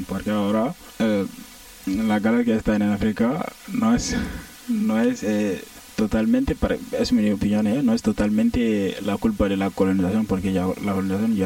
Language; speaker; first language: Spanish; non-native, learner; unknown